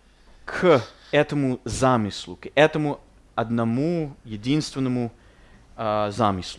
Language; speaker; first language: Russian; non-native, fluent; English